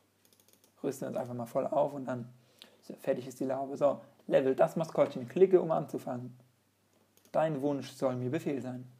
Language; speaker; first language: German; native; German